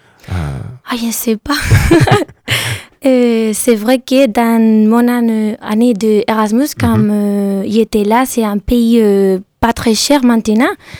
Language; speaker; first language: French; non-native, fluent; Spanish